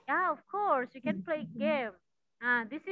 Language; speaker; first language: English; non-native, learner; Indonesian